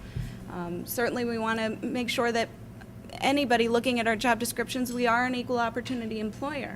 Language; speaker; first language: English; native; English